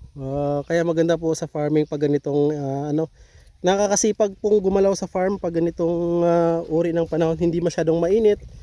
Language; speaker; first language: Filipino; non-native, local second language; Hiligaynon